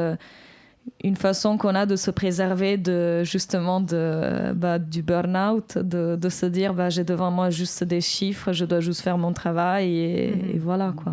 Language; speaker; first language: French; native; French